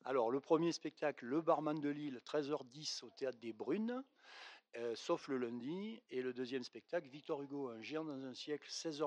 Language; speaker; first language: French; native; French